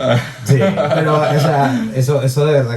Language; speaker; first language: Spanish; native; Spanish